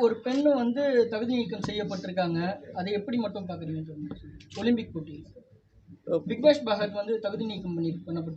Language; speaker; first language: Tamil; native; Tamil